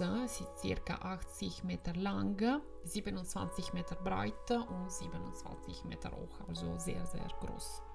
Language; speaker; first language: German; non-native, fluent; Italian